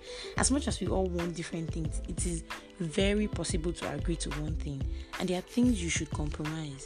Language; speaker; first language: English; non-native, local second language; Igbo